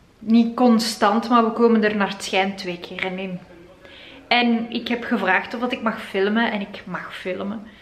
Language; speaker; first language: Dutch; native; Dutch